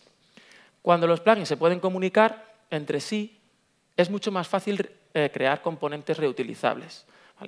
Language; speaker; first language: Spanish; native; Spanish